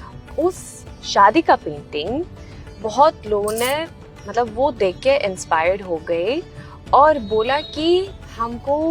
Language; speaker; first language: Hindi; native; Hindi